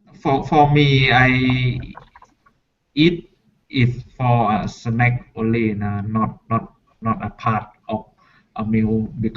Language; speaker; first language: English; non-native, learner; Thai